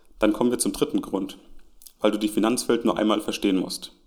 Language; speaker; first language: German; native; German